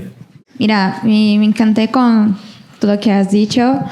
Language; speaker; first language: Spanish; non-native, learner; Portuguese